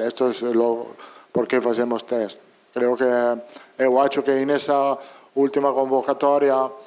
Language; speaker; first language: Portuguese; non-native, learner; Italian